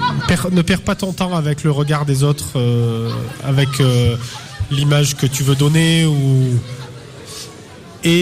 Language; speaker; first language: French; native; French